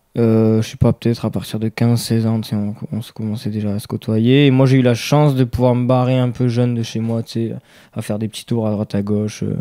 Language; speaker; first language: French; native; French